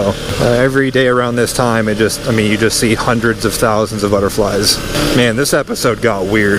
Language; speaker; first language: English; native; English